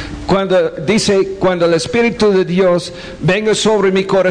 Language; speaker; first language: Spanish; non-native, learner; English